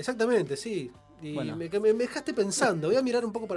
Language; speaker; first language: Spanish; native; Spanish